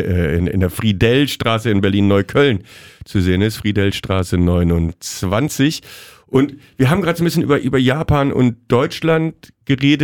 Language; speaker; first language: German; native; German